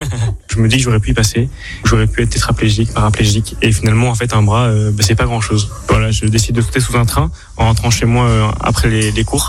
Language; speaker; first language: French; native; French